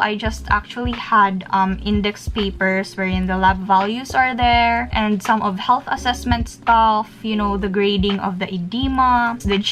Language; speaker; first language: English; non-native, local second language; Filipino